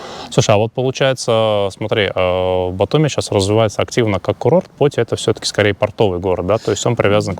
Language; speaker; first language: Russian; native; Russian